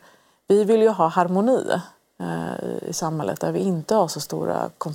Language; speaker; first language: Swedish; early bilingual, other home language; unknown